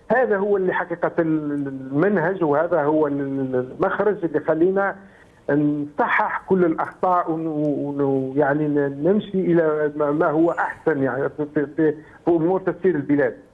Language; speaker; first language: Arabic; native; Arabic